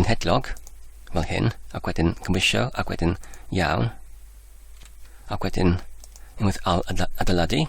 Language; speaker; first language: Welsh; non-native, learner; English